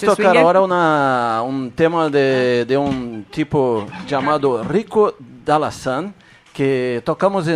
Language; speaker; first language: Spanish; non-native, fluent; Portuguese